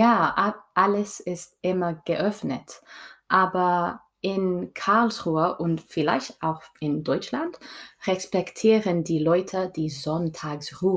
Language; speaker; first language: German; non-native, learner; English